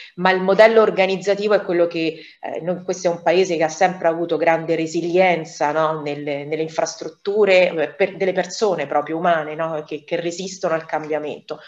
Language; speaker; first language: Italian; native; Italian